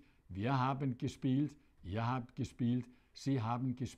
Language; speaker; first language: German; non-native, fluent; Danish